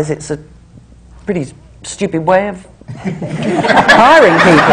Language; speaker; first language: English; native; English